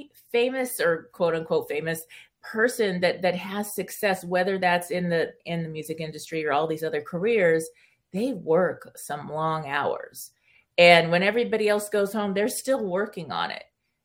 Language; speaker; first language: English; early bilingual, other home language; Spanish